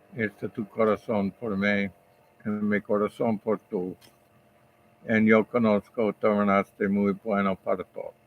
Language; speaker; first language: Spanish; non-native, learner; English